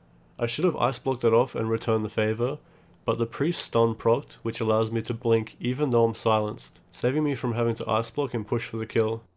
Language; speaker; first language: English; native; English